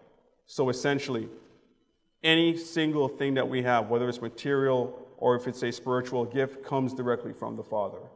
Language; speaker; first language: English; native; English